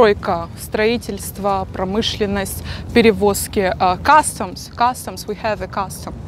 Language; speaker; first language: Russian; early bilingual, other home language; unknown